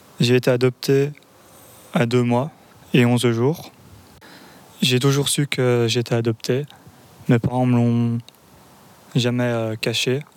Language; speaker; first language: French; native; French